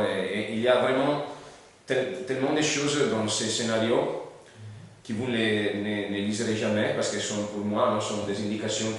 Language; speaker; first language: French; non-native, learner; Italian